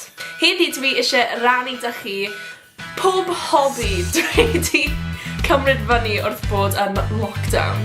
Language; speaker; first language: Welsh; non-native, local second language; English